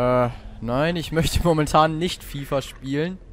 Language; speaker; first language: German; native; German